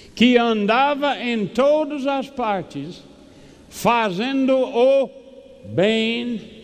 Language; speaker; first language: Portuguese; non-native, fluent; English